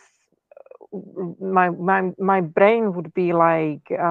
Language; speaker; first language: English; non-native, fluent; Czech